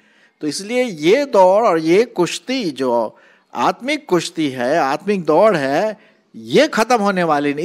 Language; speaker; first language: Hindi; non-native, local second language; Marathi